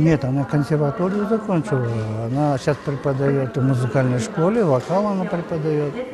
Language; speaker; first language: Russian; native; Russian